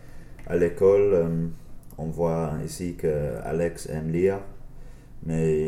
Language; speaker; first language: French; non-native, learner; English